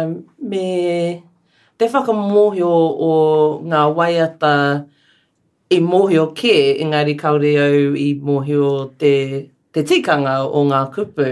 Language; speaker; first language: Māori; non-native, learner; English